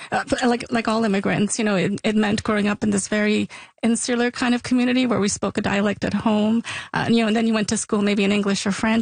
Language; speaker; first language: English; early bilingual, other home language; Sicilian